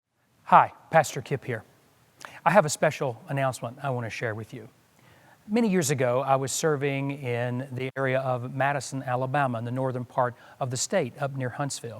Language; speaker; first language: English; native; English